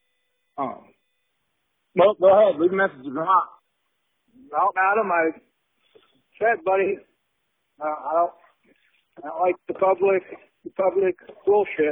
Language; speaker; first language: English; non-native, fluent; Spanish